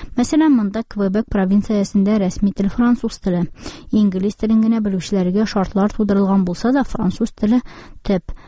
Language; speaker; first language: Tatar; native; Tatar